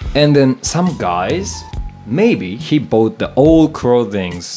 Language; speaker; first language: English; non-native, fluent; Japanese